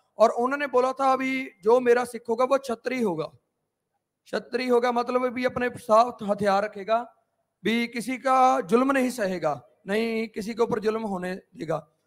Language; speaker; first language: Hindi; non-native, local second language; Punjabi